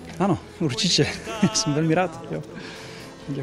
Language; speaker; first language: Slovak; non-native, learner; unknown